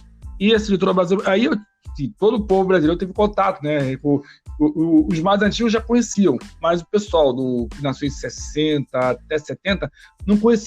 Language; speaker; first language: Portuguese; native; Portuguese